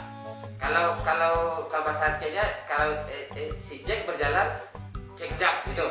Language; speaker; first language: Indonesian; non-native, local second language; Minangkabau